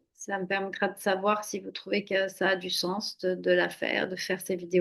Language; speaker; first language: French; native; French